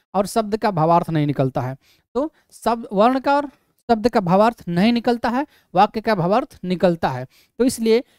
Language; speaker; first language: Hindi; native; Hindi